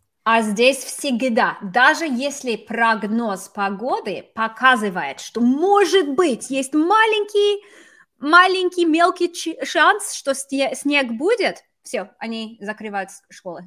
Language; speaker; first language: Russian; non-native, fluent; English